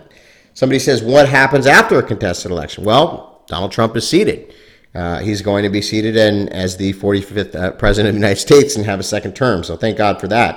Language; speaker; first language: English; native; English